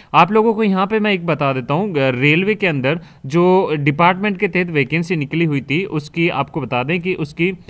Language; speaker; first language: Hindi; native; Hindi